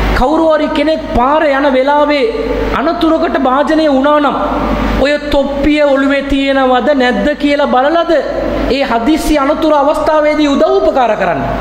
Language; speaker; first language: Sinhala; non-native, local second language; Tamil